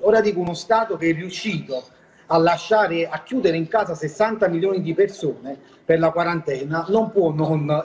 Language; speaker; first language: Italian; native; Italian